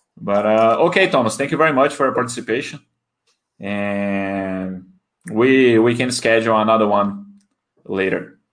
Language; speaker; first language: English; non-native, fluent; Portuguese